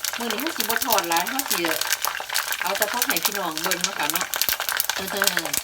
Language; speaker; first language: Thai; non-native, local second language; Northeastern Thai